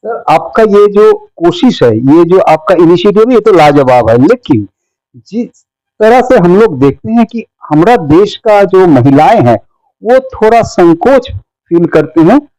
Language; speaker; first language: Hindi; non-native, local second language; Bangla